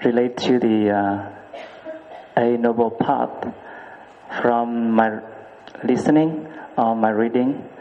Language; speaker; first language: English; non-native, learner; Vietnamese